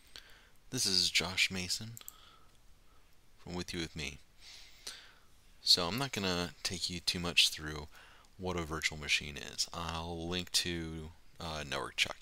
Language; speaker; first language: English; native; English